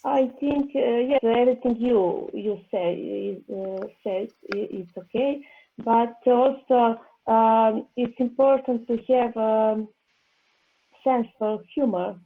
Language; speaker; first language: English; non-native, learner; Serbian